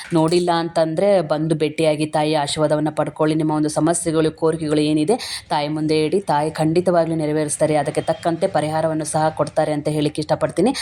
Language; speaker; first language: Kannada; native; Kannada